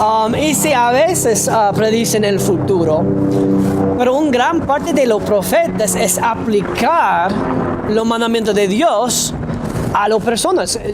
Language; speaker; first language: Spanish; non-native, fluent; English